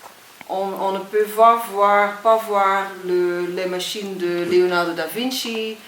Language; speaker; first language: French; non-native, fluent; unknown